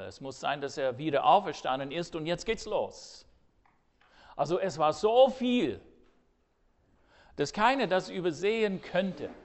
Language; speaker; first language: German; non-native, fluent; English